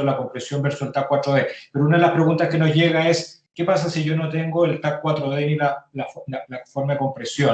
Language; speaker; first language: Spanish; native; Spanish